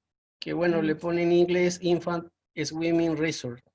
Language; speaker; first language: Spanish; native; Spanish